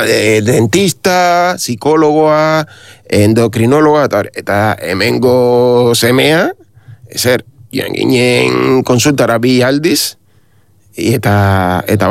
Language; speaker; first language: Basque; non-native, learner; Spanish